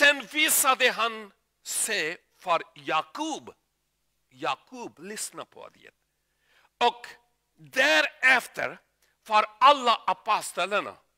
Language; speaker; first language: Swedish; non-native, learner; Urdu